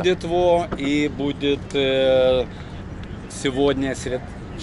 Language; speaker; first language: Russian; non-native, local second language; Lithuanian